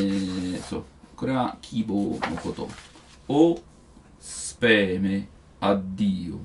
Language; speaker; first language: Japanese; non-native, learner; Italian